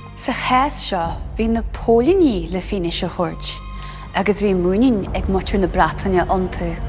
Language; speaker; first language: Irish; native; Irish